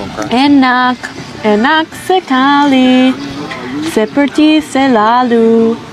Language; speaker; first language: Indonesian; non-native, learner; English